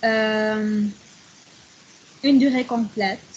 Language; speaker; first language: French; non-native, learner; Arabic